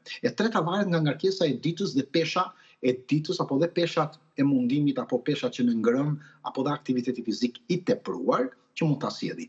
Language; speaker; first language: Albanian; native; Albanian